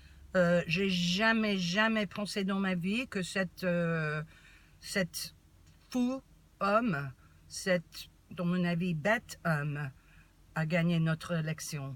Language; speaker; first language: French; non-native, learner; English